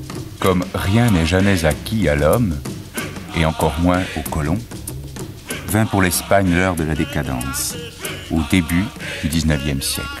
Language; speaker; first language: French; native; French